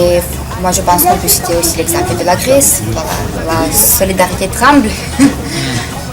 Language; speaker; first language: French; non-native, fluent; Romanian